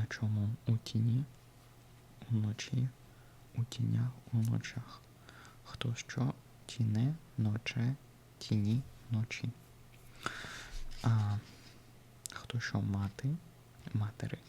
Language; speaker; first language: Ukrainian; non-native, learner; Russian